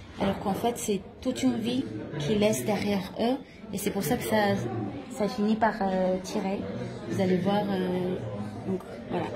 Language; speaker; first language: French; non-native, fluent; Armenian